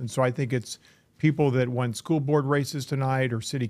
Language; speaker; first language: English; native; English